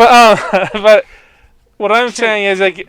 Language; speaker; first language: English; native; English